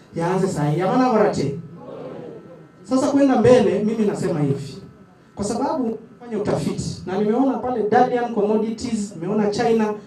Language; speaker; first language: Swahili; non-native, local second language; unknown